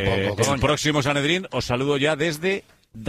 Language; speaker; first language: Spanish; native; Spanish